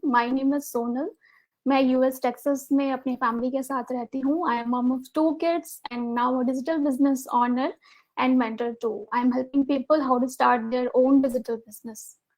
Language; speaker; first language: Hindi; native; Hindi